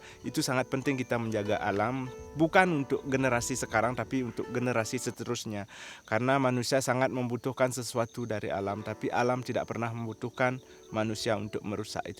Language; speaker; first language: Indonesian; non-native, local second language; Balinese